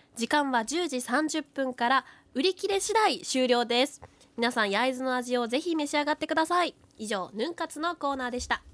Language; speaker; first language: Japanese; native; Japanese